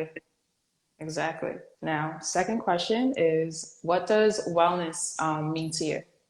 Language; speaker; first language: English; native; English